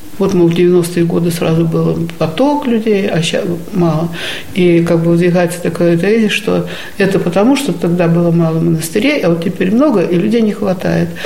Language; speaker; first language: Russian; native; Russian